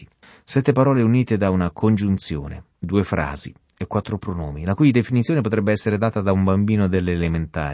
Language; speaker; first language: Italian; native; Italian